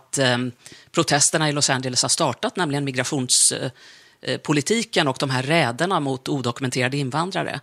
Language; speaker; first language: Swedish; native; Swedish